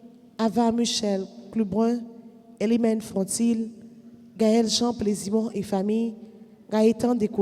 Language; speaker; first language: French; non-native, local second language; Haitian Creole